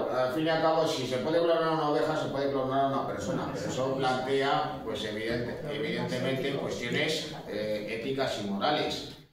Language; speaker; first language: Spanish; native; Spanish